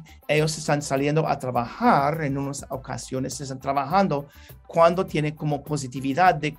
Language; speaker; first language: Spanish; non-native, learner; English